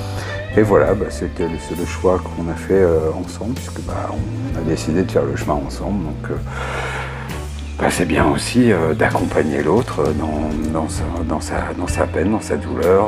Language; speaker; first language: French; native; French